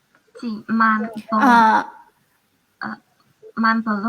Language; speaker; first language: Hindi; non-native, fluent; Chinese